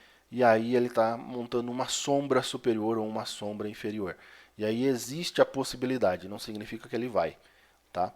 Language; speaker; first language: Portuguese; native; Portuguese